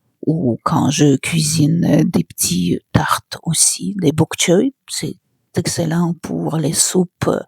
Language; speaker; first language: French; non-native, fluent; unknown